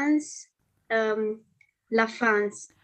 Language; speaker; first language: French; non-native, learner; Romanian